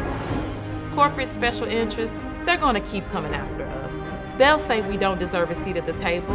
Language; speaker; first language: English; native; English